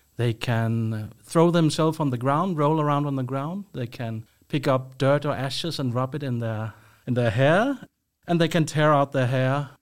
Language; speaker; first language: English; non-native, fluent; Danish